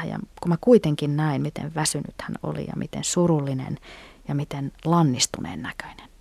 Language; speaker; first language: Finnish; native; Finnish